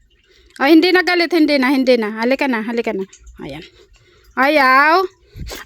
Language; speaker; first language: Filipino; native; Filipino